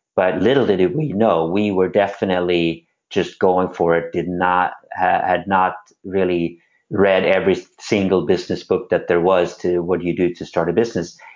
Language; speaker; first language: English; non-native, fluent; Swedish